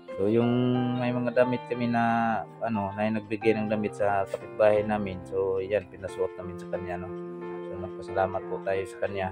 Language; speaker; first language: Filipino; non-native, local second language; Cebuano